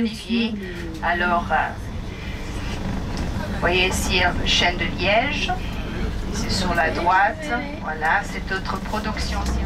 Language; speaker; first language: French; non-native, fluent; Portuguese